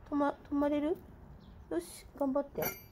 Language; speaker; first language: Japanese; native; Japanese